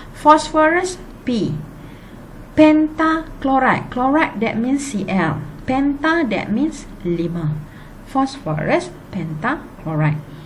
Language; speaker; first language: English; non-native, local second language; Malay